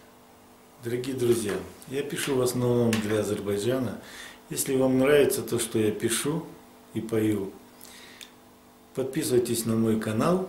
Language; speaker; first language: Russian; native; Russian